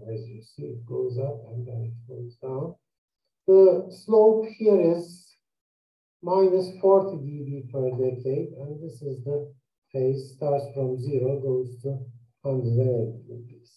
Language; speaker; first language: English; non-native, fluent; Turkish